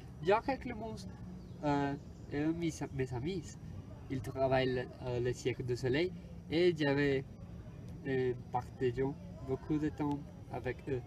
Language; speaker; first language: French; non-native, learner; Spanish